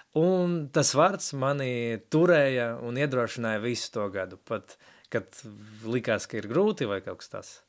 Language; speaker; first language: Latvian; non-native, local second language; Russian